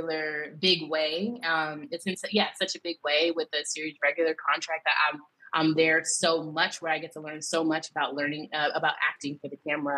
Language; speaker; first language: English; native; English